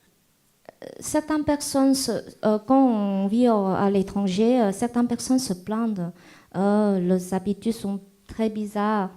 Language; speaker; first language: French; non-native, fluent; Chinese